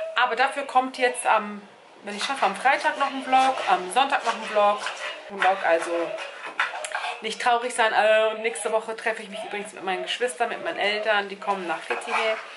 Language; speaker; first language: German; early bilingual, other home language; Turkish